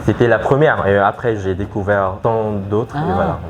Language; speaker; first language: French; non-native, learner; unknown